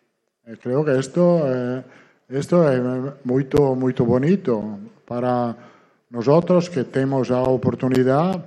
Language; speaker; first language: Portuguese; non-native, learner; Italian